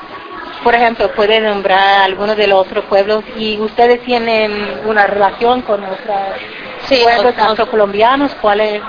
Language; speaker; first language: Spanish; non-native, fluent; English